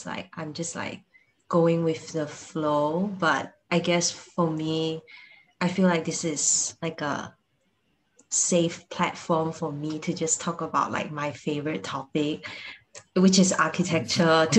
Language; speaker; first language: English; non-native, local second language; Chinese